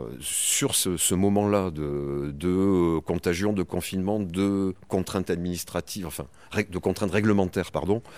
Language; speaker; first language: French; native; French